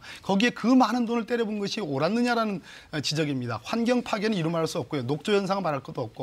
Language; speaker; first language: Korean; native; Korean